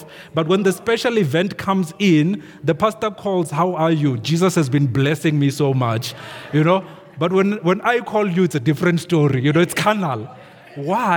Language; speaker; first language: English; non-native, local second language; Venda